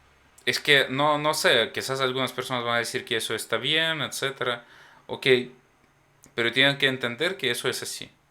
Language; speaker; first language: Spanish; non-native, fluent; Ukrainian